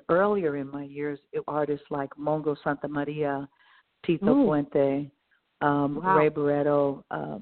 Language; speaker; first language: English; native; English